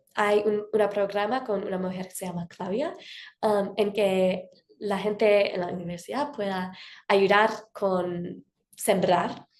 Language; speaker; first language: Spanish; non-native, fluent; English